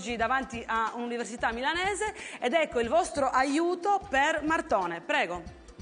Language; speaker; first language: Italian; native; Italian